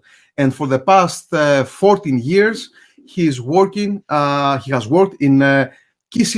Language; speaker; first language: English; non-native, fluent; Greek